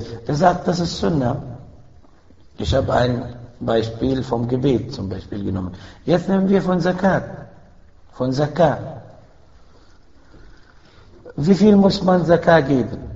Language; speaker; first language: German; non-native, fluent; Arabic